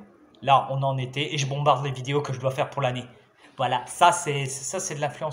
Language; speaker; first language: French; native; French